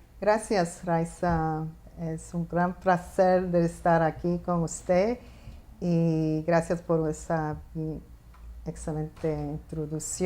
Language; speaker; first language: Spanish; early bilingual, heritage; Spanish